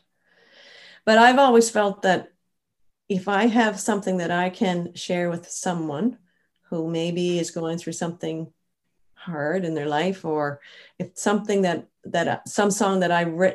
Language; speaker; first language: English; native; English